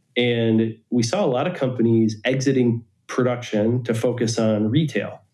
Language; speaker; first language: English; native; English